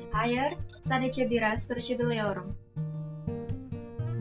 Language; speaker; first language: Turkish; non-native, learner; Indonesian